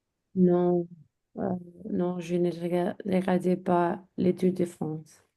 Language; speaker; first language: French; non-native, learner; English